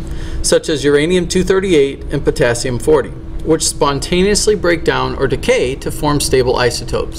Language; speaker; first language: English; native; English